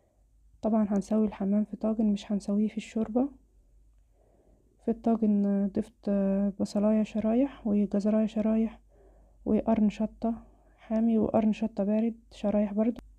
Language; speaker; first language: Arabic; native; Arabic